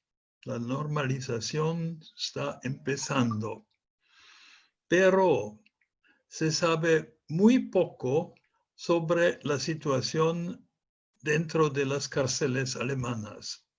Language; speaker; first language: Spanish; non-native, fluent; German